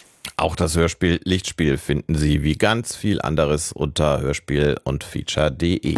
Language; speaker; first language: German; native; German